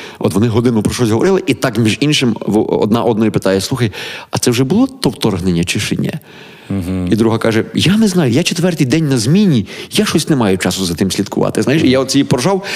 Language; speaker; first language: Ukrainian; native; Ukrainian